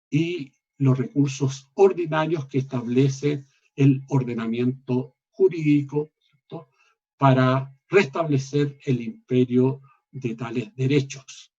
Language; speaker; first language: Spanish; native; Spanish